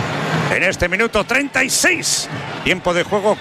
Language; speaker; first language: Spanish; native; Spanish